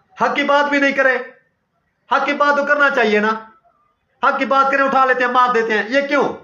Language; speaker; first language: Urdu; non-native, local second language; Saraiki